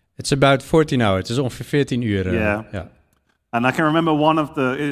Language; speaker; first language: Dutch; non-native, fluent; English